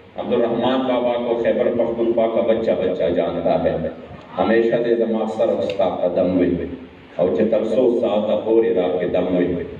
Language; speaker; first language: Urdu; non-native, local second language; Pashto